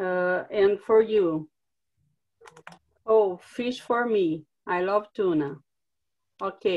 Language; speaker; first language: English; non-native, learner; Portuguese